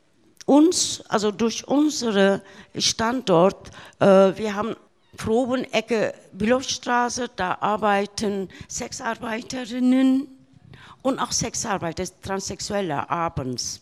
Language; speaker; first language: German; early bilingual, other home language; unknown